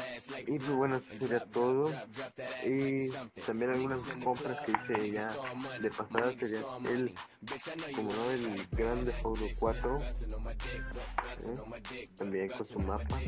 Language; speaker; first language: Spanish; native; Spanish